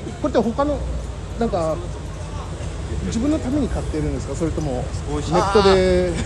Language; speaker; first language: Japanese; early bilingual, heritage; Japanese